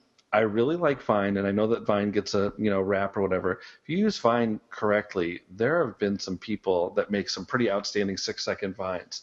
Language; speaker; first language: English; native; English